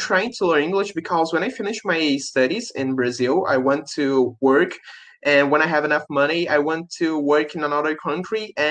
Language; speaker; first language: English; non-native, learner; Portuguese